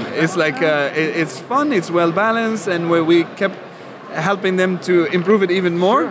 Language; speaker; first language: English; non-native, fluent; Arabic